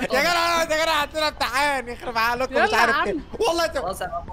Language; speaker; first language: Arabic; native; Arabic